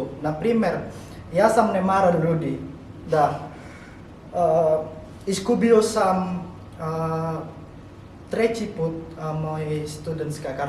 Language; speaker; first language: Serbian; non-native, learner; Indonesian